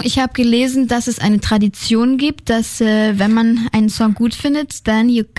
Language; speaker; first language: German; native; German